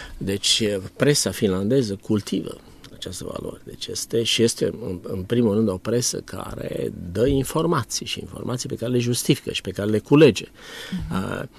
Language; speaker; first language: Romanian; native; Romanian